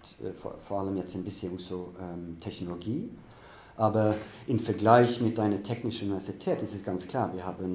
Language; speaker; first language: German; non-native, fluent; Norwegian